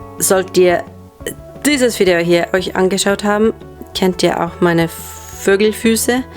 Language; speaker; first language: German; non-native, fluent; Finnish